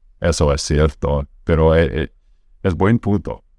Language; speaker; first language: Spanish; non-native, fluent; English